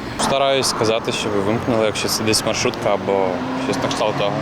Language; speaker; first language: Ukrainian; native; Ukrainian